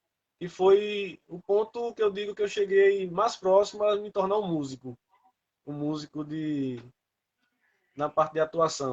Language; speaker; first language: Portuguese; native; Portuguese